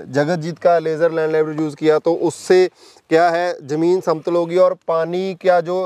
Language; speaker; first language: Hindi; non-native, local second language; Punjabi